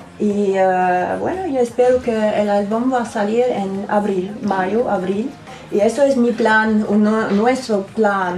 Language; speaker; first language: Spanish; non-native, learner; German